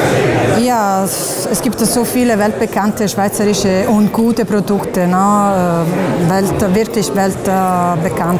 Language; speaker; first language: German; non-native, fluent; Italian